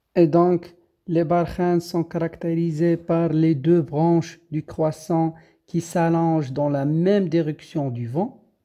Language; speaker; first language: French; non-native, local second language; Arabic